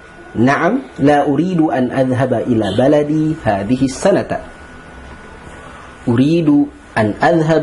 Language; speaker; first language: Arabic; non-native, fluent; Indonesian